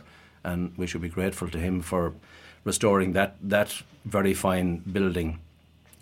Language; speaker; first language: English; native; English